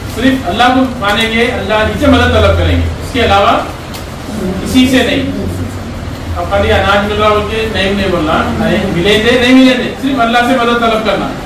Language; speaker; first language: Hindi; non-native, local second language; Urdu